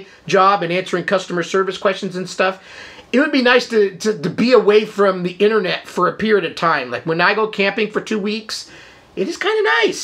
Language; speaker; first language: English; native; English